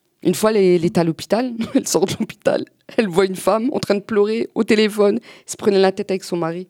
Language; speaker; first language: French; native; French